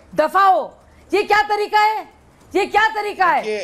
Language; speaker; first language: Hindi; native; Hindi